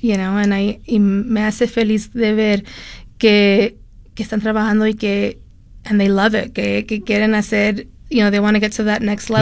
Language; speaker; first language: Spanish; early bilingual, heritage; Spanish